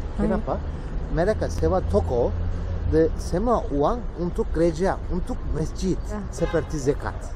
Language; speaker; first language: Indonesian; non-native, learner; Turkish